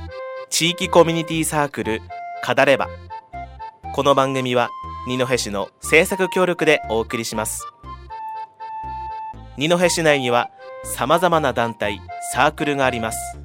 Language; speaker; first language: Japanese; native; Japanese